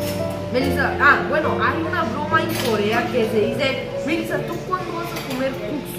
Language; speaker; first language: Spanish; early bilingual, other home language; Korean